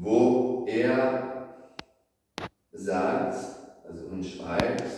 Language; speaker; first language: German; non-native, fluent; Italian